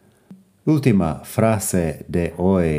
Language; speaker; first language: Spanish; non-native, fluent; English